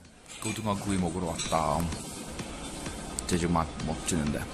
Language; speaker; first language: Korean; non-native, learner; English